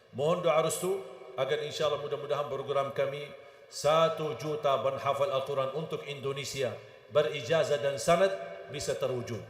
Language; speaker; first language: Malay; non-native, fluent; Arabic